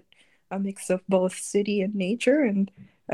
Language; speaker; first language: English; non-native, local second language; Filipino